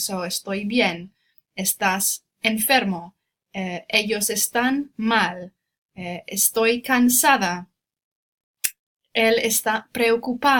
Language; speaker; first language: Spanish; non-native, fluent; English